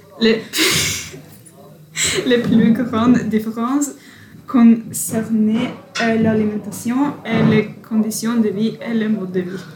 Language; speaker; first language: French; non-native, learner; Norwegian